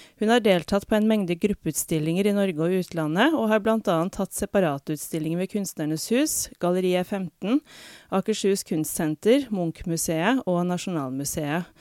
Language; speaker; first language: Norwegian; native; Norwegian